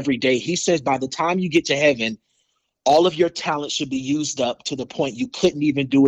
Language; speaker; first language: English; native; English